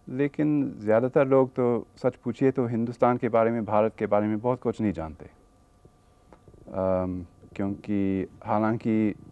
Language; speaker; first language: Hindi; non-native, fluent; English